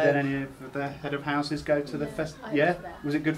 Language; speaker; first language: English; native; English